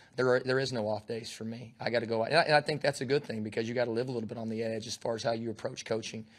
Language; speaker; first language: English; native; English